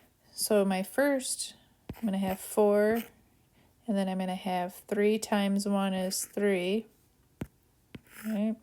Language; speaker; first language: English; native; English